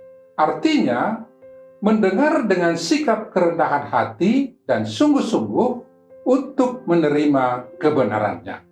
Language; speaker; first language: Malay; native; Malay